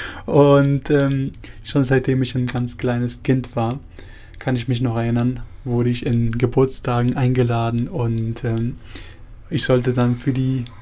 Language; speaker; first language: German; early bilingual, other home language; Spanish